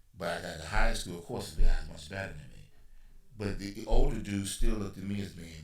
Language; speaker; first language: English; native; English